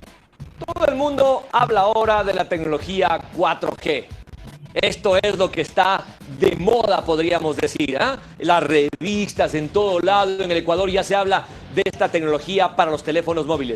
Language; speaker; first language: Spanish; native; Spanish